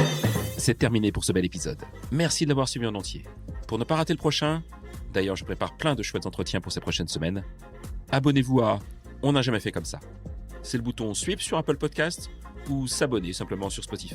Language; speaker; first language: French; native; French